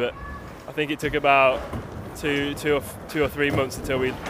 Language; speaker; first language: English; native; English